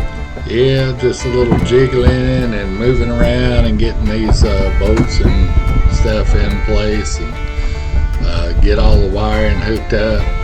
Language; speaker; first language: English; native; English